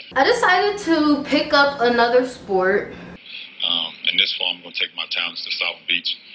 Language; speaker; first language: English; native; English